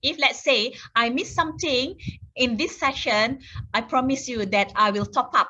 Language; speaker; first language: English; non-native, local second language; Malay